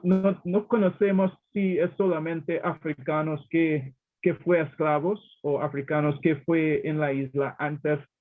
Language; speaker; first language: Spanish; non-native, learner; English